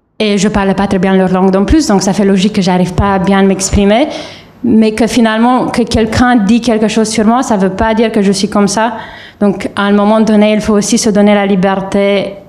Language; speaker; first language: French; non-native, fluent; Romanian